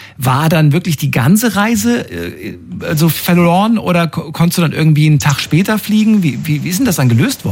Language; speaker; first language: German; native; German